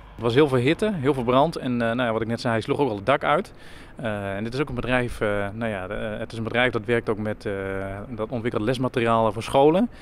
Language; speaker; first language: Dutch; native; Dutch